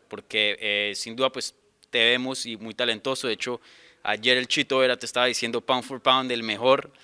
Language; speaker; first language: Spanish; native; Spanish